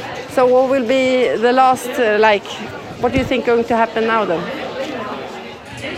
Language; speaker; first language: English; non-native, fluent; Swedish